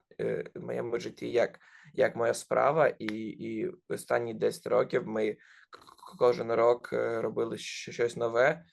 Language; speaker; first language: Ukrainian; non-native, local second language; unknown